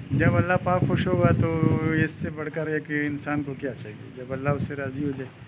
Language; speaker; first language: Urdu; native; Urdu